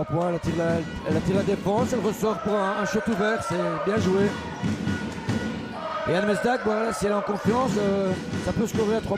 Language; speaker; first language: French; native; French